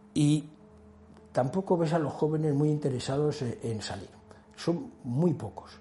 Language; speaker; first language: Spanish; native; Spanish